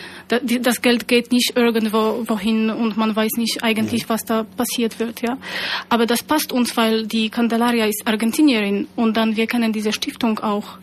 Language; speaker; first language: German; non-native, fluent; Polish